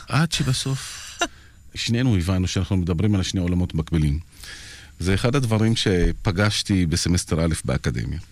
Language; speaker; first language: Hebrew; non-native, local second language; Arabic